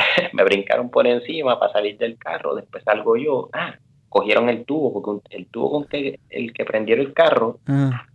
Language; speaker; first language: Spanish; native; Spanish